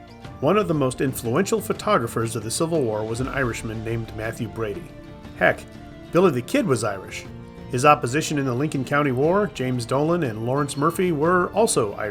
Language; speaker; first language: English; native; English